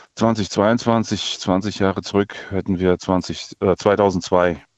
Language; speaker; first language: German; non-native, fluent; Russian